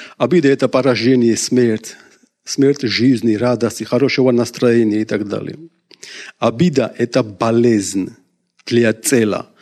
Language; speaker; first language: Russian; non-native, local second language; Georgian